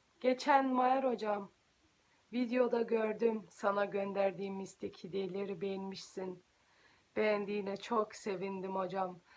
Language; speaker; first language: Turkish; early bilingual, heritage; Turkish